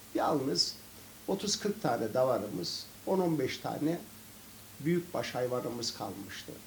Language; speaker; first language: Turkish; native; Turkish